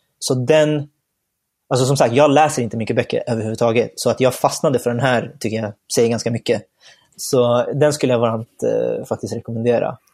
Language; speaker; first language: Swedish; early bilingual, other home language; Bangla